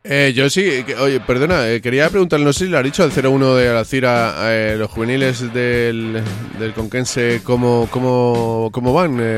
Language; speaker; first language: Spanish; native; Spanish